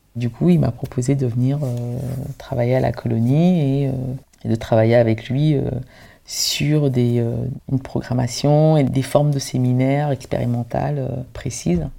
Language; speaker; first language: French; early bilingual, other home language; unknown